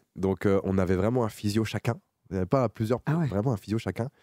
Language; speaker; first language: French; native; French